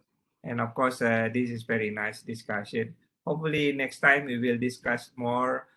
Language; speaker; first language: English; non-native, learner; Indonesian